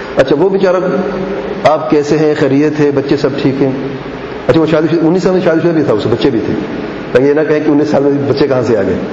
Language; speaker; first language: Urdu; early bilingual, heritage; Urdu